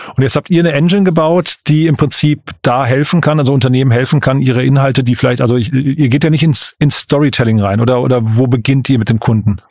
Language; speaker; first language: German; native; German